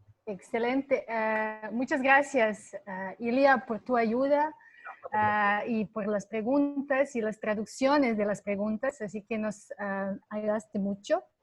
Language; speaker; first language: Spanish; non-native, fluent; Serbian